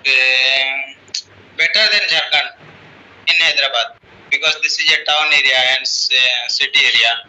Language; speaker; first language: English; non-native, learner; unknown